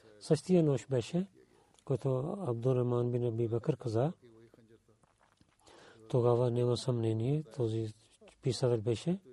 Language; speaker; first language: Bulgarian; non-native, learner; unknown